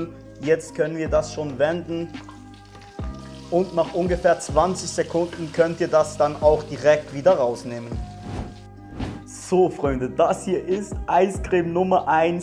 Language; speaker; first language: German; native; German